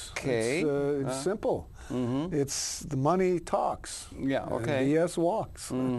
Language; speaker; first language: English; native; English